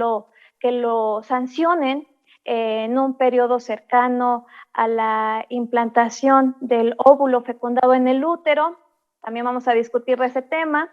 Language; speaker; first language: Spanish; native; Spanish